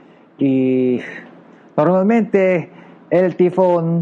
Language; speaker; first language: Spanish; non-native, learner; Filipino